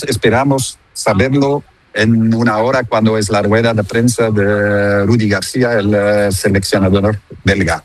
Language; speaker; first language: Spanish; non-native, fluent; Dutch